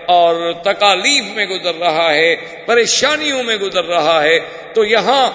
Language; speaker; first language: Urdu; native; Urdu